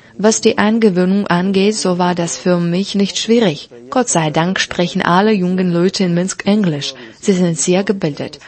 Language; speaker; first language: German; non-native, fluent; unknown